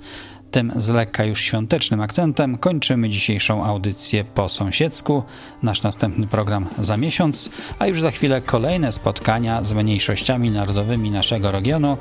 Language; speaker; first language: Polish; native; Polish